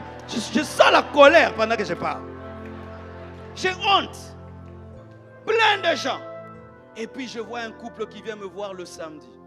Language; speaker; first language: French; non-native, local second language; Lingala